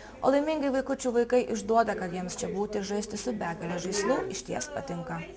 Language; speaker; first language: Lithuanian; native; Lithuanian